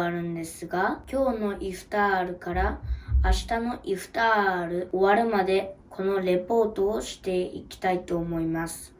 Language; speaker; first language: Japanese; early bilingual, other home language; Uyghur